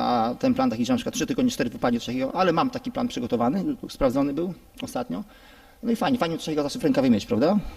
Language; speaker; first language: Polish; native; Polish